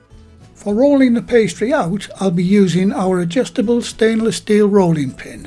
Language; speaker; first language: English; native; English